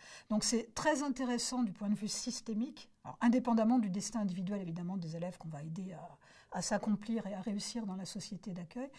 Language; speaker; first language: French; native; French